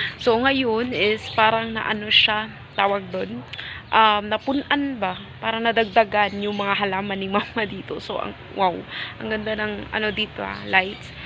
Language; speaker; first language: Filipino; non-native, local second language; Cebuano